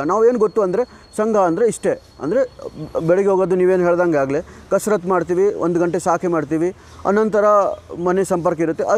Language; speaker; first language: Kannada; non-native, fluent; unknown